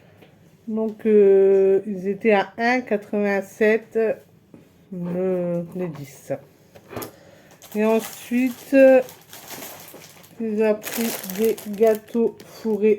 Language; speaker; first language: French; native; French